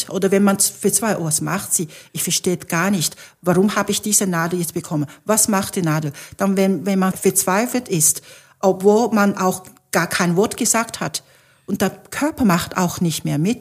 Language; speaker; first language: German; non-native, fluent; Chinese